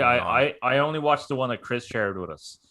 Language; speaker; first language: English; native; English